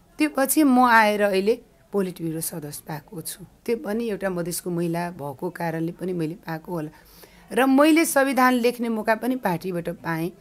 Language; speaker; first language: Nepali; non-native, local second language; Maithili